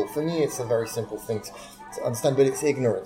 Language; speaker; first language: English; native; English